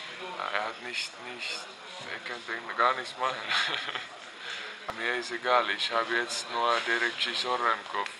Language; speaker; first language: German; non-native, learner; Finnish